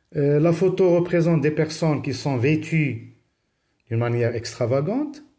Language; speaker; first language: French; non-native, local second language; Arabic